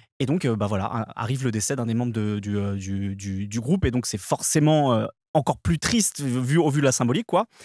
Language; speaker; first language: French; native; French